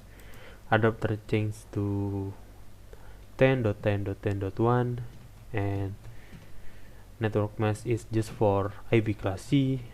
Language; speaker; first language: English; non-native, learner; Indonesian